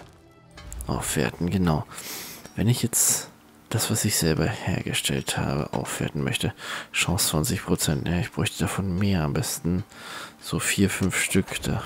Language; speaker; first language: German; native; German